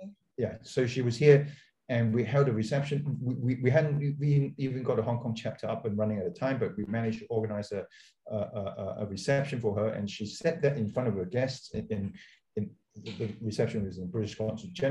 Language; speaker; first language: English; non-native, local second language; Cantonese